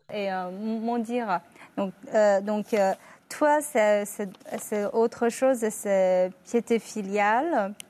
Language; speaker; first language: French; non-native, fluent; Chinese